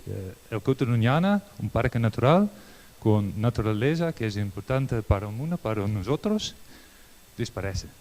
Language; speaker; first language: Spanish; non-native, learner; Dutch